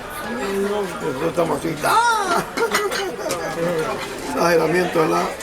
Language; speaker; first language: Spanish; early bilingual, heritage; English